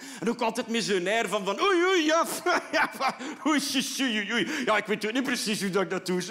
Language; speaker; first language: Dutch; native; Dutch